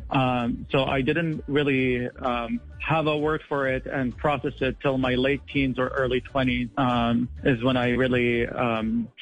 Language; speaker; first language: English; non-native, fluent; Arabic